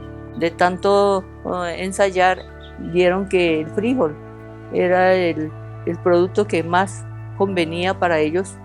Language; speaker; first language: Spanish; early bilingual, other home language; Japanese